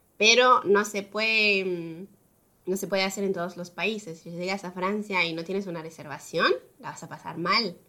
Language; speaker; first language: Spanish; non-native, fluent; French